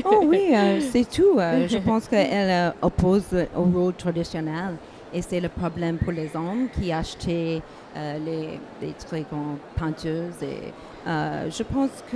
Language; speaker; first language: French; non-native, learner; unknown